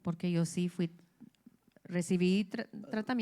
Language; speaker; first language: Spanish; early bilingual, heritage; English